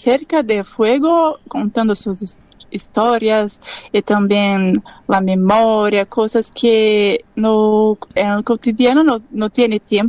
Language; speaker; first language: Spanish; non-native, learner; Portuguese